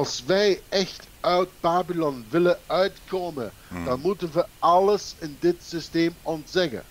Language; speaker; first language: Dutch; non-native, fluent; German